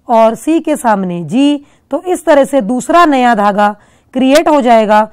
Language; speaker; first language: Hindi; non-native, local second language; Punjabi